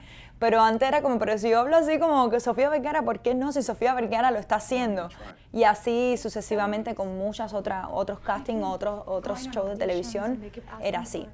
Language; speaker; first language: Spanish; native; Spanish